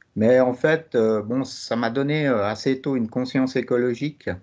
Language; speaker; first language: French; native; French